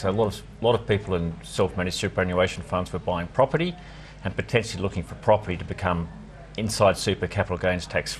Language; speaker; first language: English; native; English